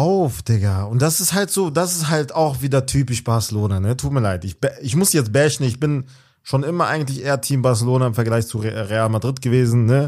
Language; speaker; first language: German; native; German